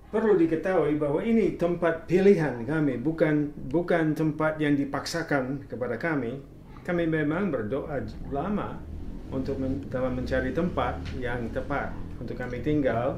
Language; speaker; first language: Indonesian; non-native, fluent; English